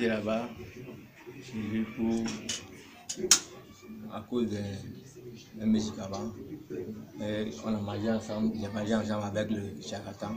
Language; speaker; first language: French; non-native, local second language; Ewe